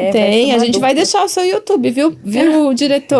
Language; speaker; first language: Portuguese; native; Portuguese